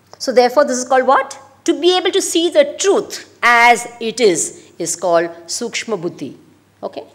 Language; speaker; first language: English; non-native, local second language; Gujarati